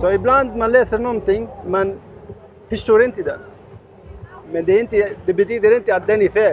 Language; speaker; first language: Swedish; non-native, learner; Arabic